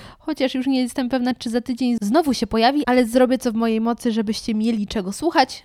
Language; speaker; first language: Polish; native; Polish